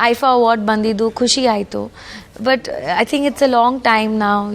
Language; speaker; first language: Kannada; non-native, learner; Punjabi